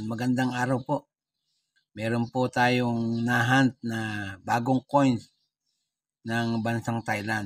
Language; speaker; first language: Filipino; native; Filipino